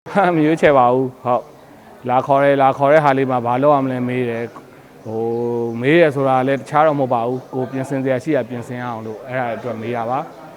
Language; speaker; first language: Burmese; native; Burmese